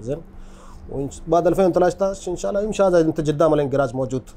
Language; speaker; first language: Arabic; non-native, learner; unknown